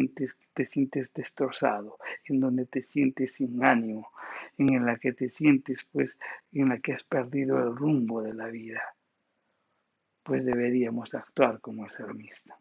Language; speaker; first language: Spanish; native; Spanish